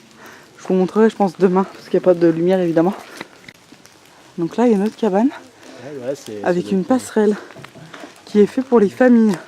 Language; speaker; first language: French; native; French